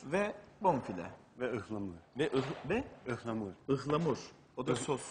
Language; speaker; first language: Turkish; native; Turkish